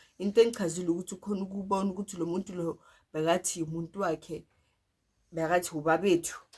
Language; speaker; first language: Zulu; non-native, local second language; Tsonga